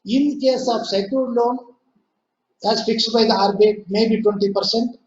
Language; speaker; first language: English; non-native, local second language; Kannada